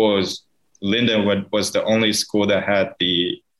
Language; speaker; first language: English; non-native, fluent; Japanese